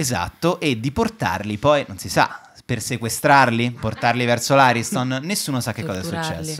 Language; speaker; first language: Italian; native; Italian